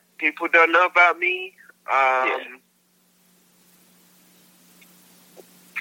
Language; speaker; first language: English; non-native, local second language; Filipino